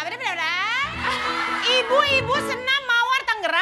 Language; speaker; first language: Indonesian; native; Indonesian